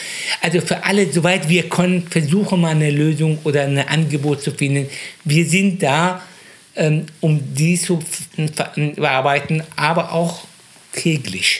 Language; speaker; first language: German; non-native, fluent; Persian